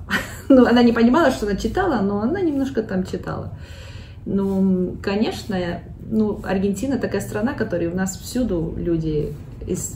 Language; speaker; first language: Russian; early bilingual, heritage; Russian